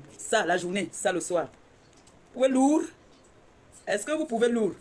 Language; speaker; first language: French; native; French